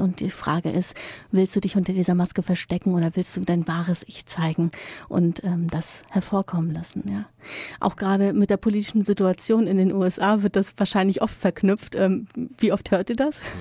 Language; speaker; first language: German; native; German